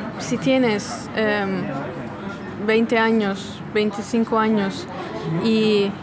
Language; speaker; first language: Spanish; non-native, fluent; Turkish